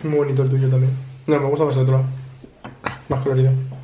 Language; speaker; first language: Spanish; native; Spanish